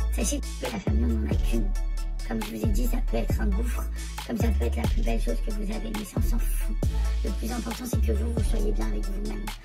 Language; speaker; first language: French; native; French